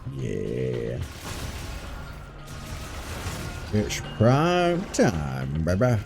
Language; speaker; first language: English; native; English